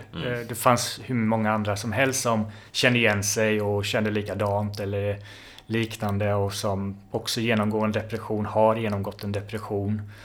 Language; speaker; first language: Swedish; native; Swedish